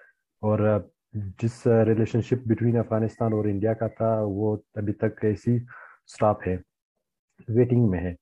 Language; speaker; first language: Hindi; non-native, learner; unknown